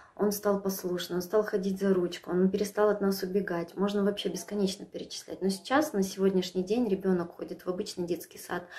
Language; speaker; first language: Russian; native; Russian